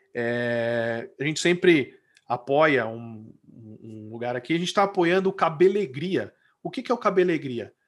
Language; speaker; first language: Portuguese; native; Portuguese